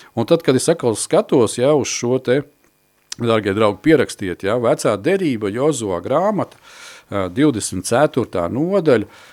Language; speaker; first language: Latvian; native; Latvian